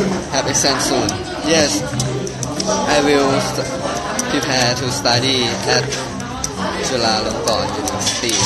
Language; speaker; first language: English; non-native, learner; Thai